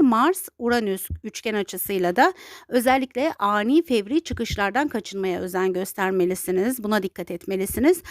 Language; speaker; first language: Turkish; native; Turkish